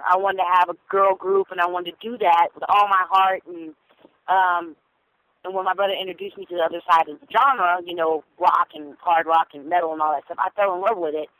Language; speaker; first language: English; non-native, fluent; German